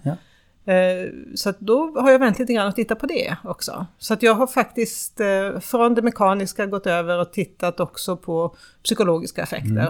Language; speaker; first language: Swedish; native; Swedish